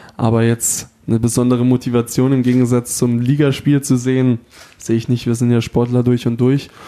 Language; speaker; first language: German; native; German